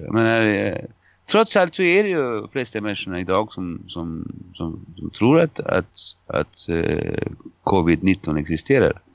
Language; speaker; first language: Swedish; non-native, fluent; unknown